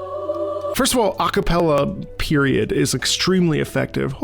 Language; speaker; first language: English; native; English